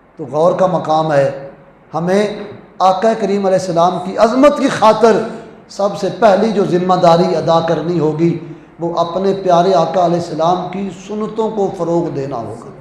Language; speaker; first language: Urdu; non-native, local second language; Punjabi